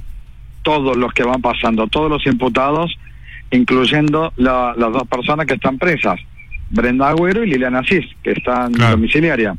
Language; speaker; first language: Spanish; native; Spanish